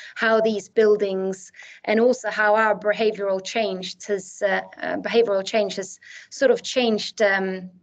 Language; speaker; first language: English; non-native, fluent; Swedish